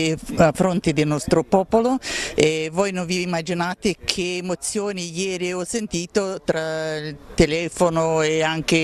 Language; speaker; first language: Italian; non-native, fluent; Ukrainian